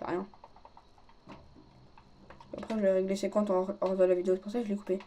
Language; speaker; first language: French; native; French